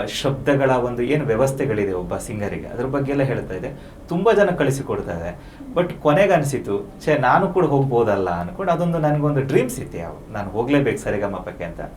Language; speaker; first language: Kannada; native; Kannada